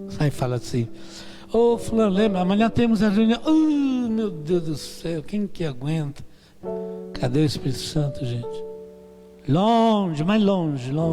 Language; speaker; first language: Portuguese; non-native, fluent; Italian